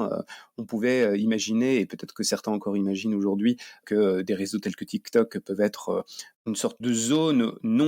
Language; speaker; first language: French; native; French